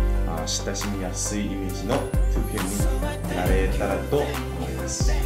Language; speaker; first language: Japanese; non-native, learner; Korean